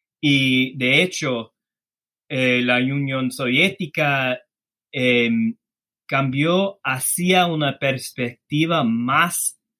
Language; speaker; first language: Spanish; non-native, fluent; English